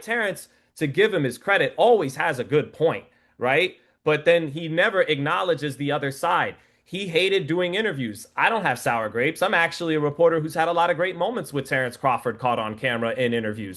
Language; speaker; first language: English; native; English